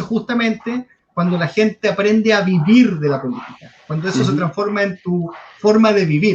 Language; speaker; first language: Spanish; native; Spanish